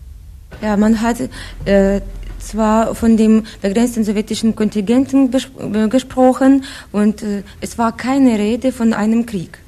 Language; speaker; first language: German; non-native, fluent; Russian